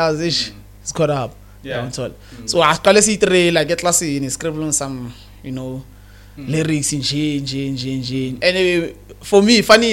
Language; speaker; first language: English; non-native, local second language; Xhosa